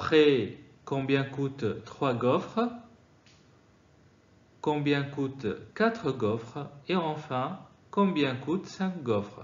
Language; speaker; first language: French; non-native, fluent; Arabic